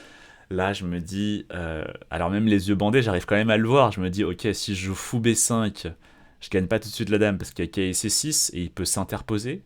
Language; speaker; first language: French; native; French